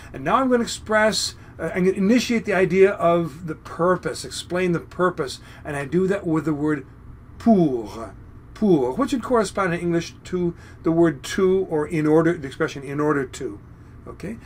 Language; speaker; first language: English; native; English